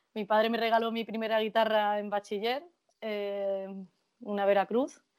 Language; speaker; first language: Spanish; native; Spanish